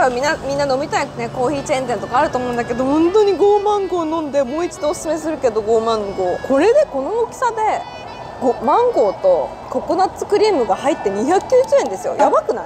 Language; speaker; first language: Japanese; native; Japanese